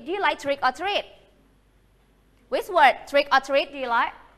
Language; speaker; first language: English; non-native, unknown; Thai